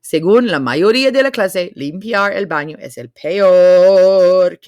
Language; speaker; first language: Spanish; non-native, fluent; English